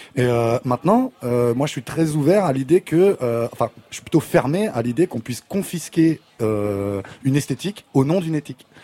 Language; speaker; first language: French; native; French